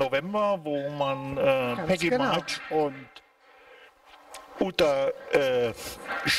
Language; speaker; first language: German; native; German